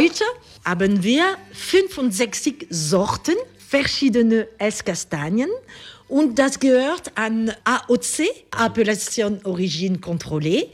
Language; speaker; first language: German; non-native, learner; French